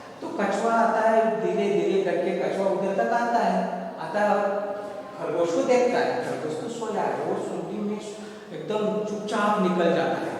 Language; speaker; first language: Hindi; non-native, local second language; Marathi